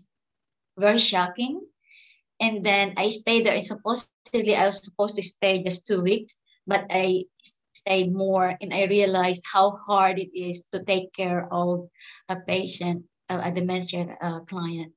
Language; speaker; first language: English; non-native, local second language; Filipino